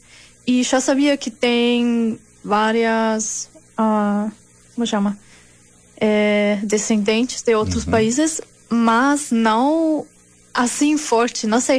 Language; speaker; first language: Portuguese; non-native, learner; German